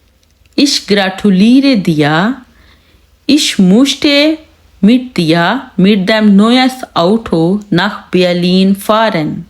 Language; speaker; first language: German; non-native, fluent; Urdu